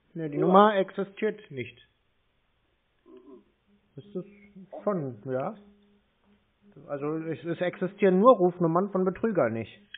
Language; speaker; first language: German; native; German